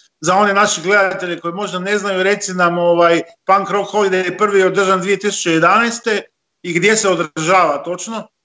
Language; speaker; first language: Croatian; native; Croatian